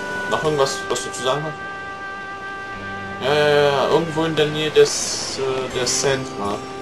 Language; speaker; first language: German; native; German